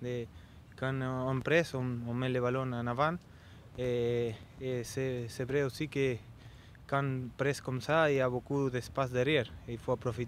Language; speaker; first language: French; non-native, fluent; Italian